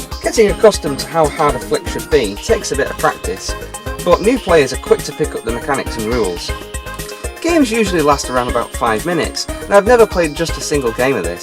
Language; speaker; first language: English; native; English